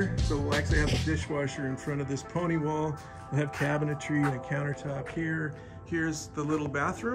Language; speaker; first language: English; native; English